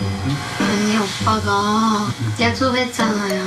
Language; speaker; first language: Korean; non-native, learner; Vietnamese